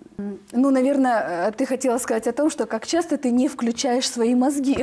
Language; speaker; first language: Russian; native; Russian